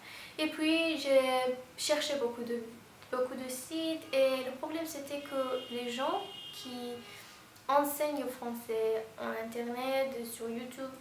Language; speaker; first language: French; non-native, fluent; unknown